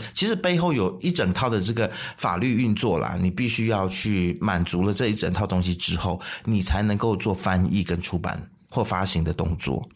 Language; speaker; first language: Chinese; native; Chinese